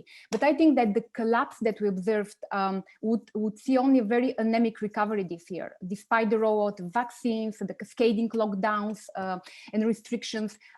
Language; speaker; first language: English; non-native, fluent; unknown